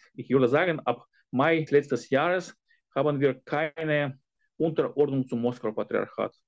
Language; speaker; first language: German; non-native, fluent; Ukrainian